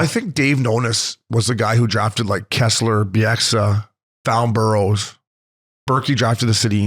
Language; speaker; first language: English; native; English